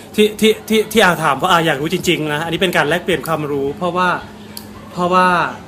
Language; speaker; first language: Thai; native; Thai